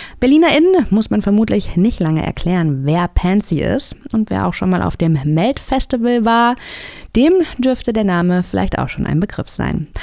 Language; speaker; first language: German; native; German